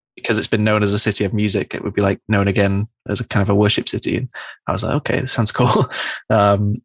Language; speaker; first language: English; native; English